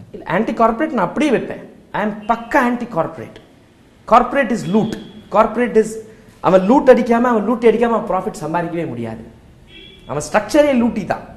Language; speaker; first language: Tamil; non-native, local second language; Marwari